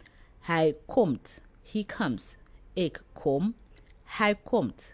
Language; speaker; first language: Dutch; non-native, fluent; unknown